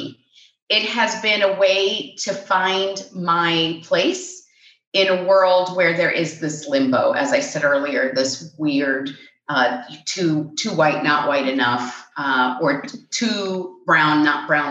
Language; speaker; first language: English; non-native, fluent; Spanish